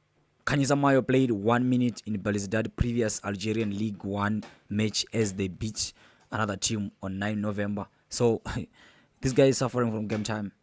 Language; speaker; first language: English; non-native, local second language; Zulu